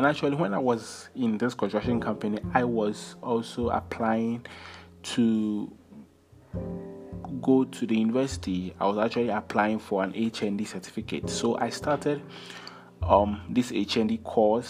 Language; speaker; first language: English; non-native, local second language; Akan